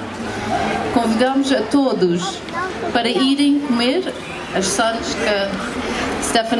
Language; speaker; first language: Portuguese; early bilingual, other home language; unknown